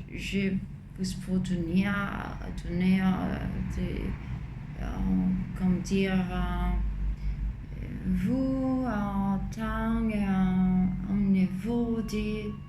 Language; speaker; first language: French; non-native, fluent; Spanish